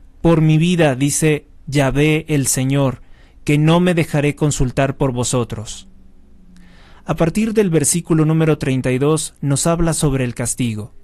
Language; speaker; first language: Spanish; native; Spanish